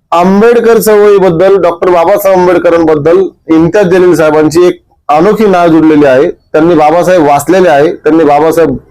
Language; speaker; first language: Marathi; native; Marathi